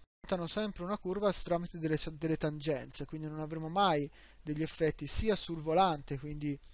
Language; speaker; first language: Italian; native; Italian